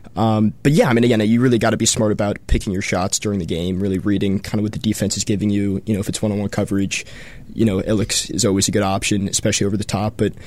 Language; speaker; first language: English; native; English